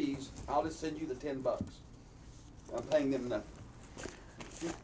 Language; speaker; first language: English; native; English